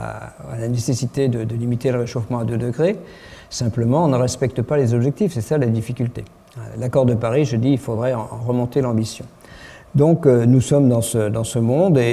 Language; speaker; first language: French; native; French